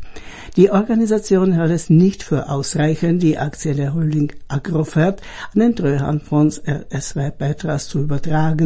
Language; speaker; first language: German; native; German